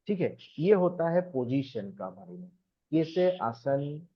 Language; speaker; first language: Hindi; non-native, local second language; Assamese